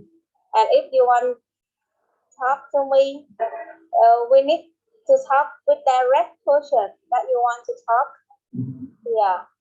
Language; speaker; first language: English; non-native, learner; Vietnamese